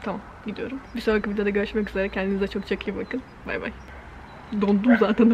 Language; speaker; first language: Turkish; native; Turkish